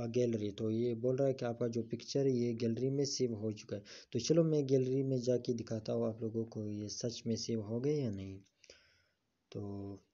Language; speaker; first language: Urdu; non-native, local second language; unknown